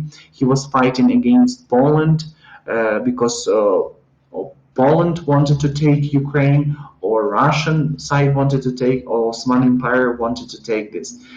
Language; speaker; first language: English; non-native, fluent; Ukrainian